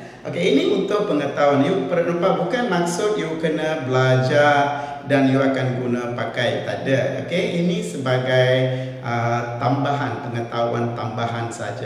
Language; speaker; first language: Malay; non-native, local second language; Tamil